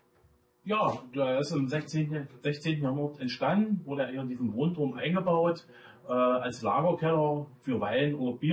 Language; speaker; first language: German; native; German